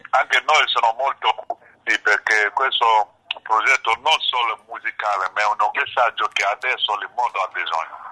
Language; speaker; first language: Italian; non-native, learner; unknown